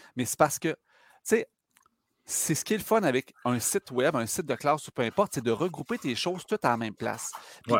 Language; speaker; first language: French; native; French